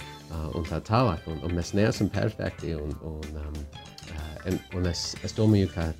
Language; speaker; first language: Latvian; non-native, fluent; English